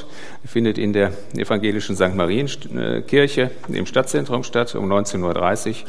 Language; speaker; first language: German; native; German